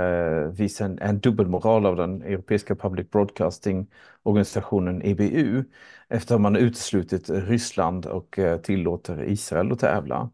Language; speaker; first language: Swedish; native; Swedish